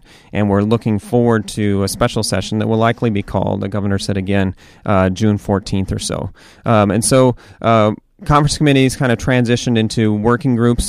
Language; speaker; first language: English; native; English